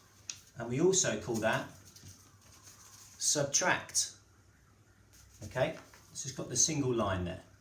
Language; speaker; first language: English; native; English